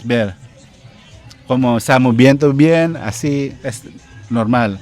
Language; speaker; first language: Spanish; non-native, learner; Filipino